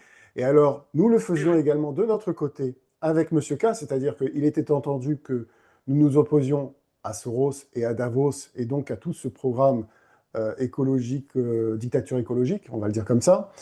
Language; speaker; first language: French; native; French